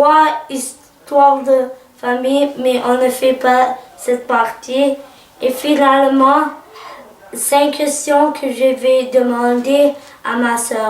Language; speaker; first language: French; early bilingual, other home language; Arabic